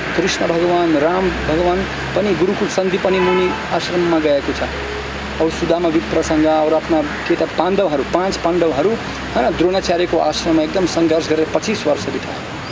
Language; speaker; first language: Nepali; non-native, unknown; Russian